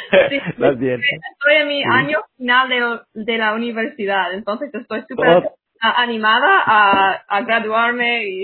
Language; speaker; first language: Spanish; non-native, fluent; English